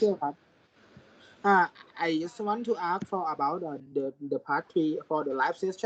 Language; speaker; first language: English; non-native, learner; Thai